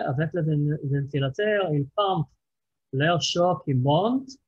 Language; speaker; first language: French; non-native, fluent; Hebrew